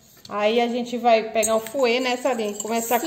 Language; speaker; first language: Portuguese; native; Portuguese